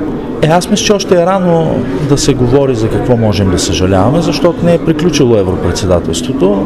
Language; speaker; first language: Bulgarian; native; Bulgarian